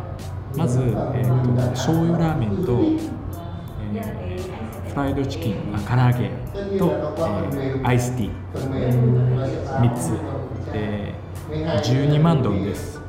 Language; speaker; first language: Japanese; non-native, fluent; Vietnamese